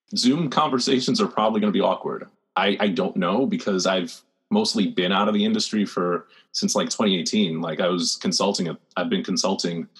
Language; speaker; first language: English; native; English